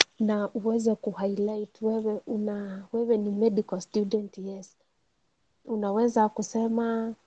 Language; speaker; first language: Swahili; non-native, local second language; Gusii